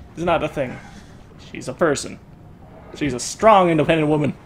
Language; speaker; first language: English; native; English